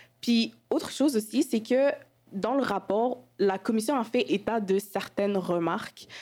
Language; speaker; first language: French; early bilingual, other home language; Wolof